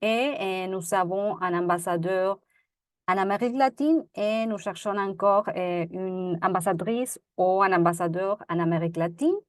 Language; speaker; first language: French; non-native, fluent; Spanish